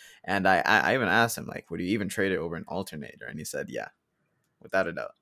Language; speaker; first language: English; early bilingual, other home language; Spanish